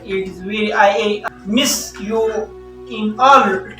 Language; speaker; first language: English; non-native, learner; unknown